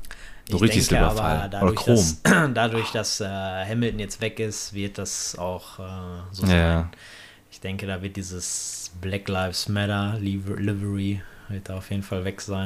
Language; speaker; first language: German; native; German